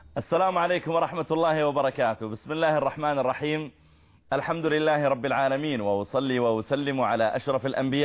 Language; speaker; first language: Arabic; native; Arabic